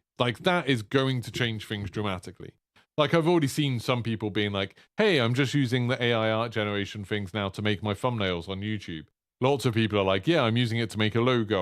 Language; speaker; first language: English; native; English